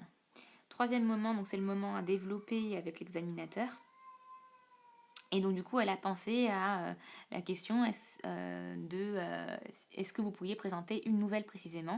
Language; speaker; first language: French; native; French